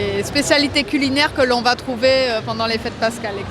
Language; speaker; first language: French; native; French